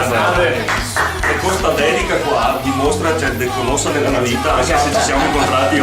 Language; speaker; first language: Italian; native; Italian